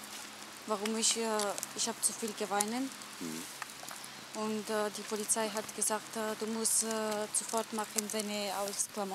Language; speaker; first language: German; non-native, learner; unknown